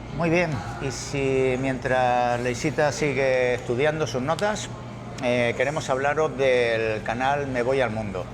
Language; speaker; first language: Spanish; native; Spanish